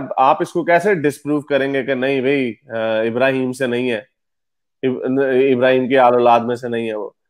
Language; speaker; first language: Urdu; native; Urdu